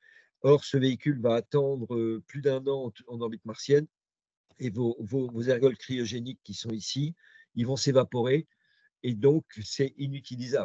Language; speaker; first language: French; native; French